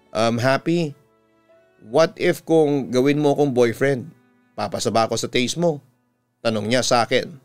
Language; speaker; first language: Filipino; native; Filipino